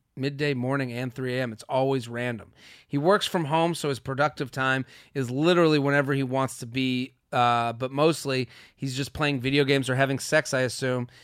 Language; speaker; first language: English; native; English